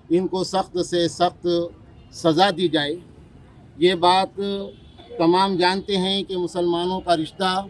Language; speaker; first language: Urdu; native; Urdu